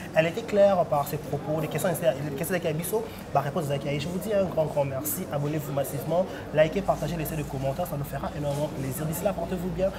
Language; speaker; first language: French; non-native, local second language; Lingala